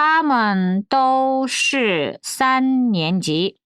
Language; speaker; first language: Chinese; non-native, fluent; Korean